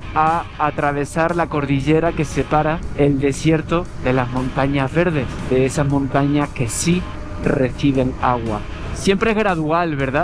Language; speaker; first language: Spanish; native; Spanish